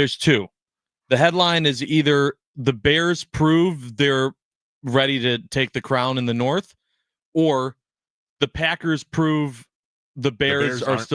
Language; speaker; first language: English; native; English